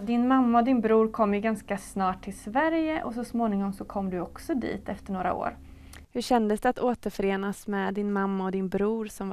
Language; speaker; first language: Swedish; native; Swedish